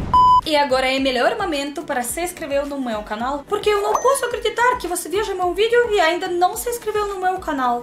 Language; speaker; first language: Portuguese; non-native, learner; Russian